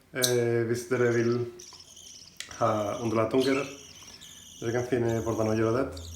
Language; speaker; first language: Norwegian; non-native, learner; Spanish